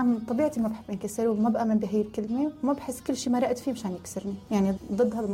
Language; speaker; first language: Arabic; native; Arabic